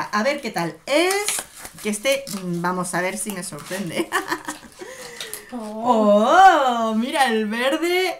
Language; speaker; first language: Spanish; native; Spanish